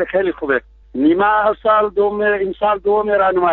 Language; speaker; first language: Persian; non-native, local second language; Kurdish